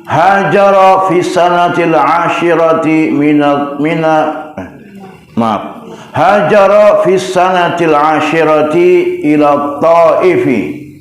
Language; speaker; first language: Arabic; non-native, fluent; Indonesian